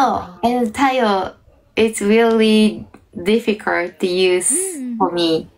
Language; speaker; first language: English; non-native, fluent; Japanese